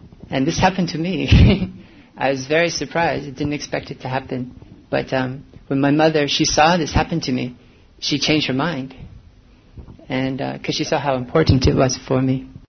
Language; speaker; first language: English; native; English